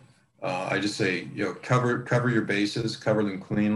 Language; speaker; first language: English; native; English